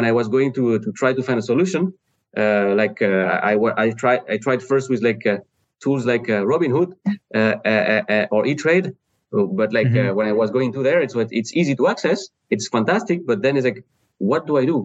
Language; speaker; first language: English; non-native, fluent; French